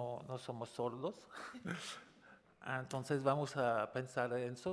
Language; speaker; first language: Spanish; non-native, fluent; French